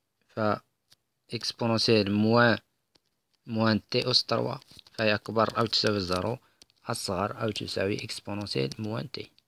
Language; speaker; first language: Arabic; native; Arabic